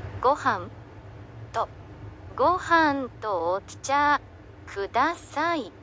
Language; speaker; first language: Japanese; non-native, learner; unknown